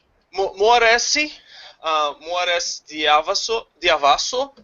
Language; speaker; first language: Greek; non-native, learner; English